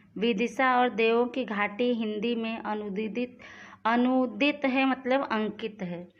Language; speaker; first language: Hindi; non-native, local second language; Gujarati